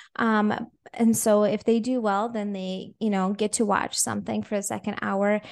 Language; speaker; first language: English; non-native, fluent; Russian